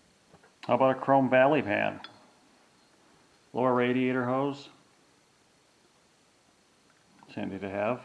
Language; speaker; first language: English; native; English